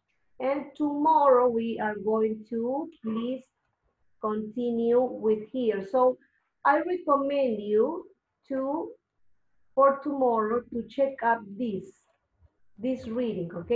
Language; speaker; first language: English; non-native, learner; Spanish